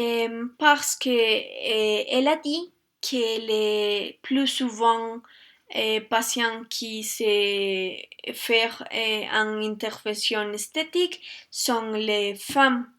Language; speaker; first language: French; non-native, learner; Spanish